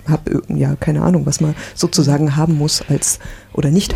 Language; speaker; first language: German; native; German